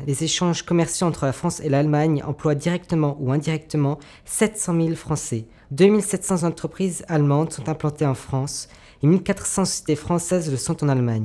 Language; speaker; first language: French; native; French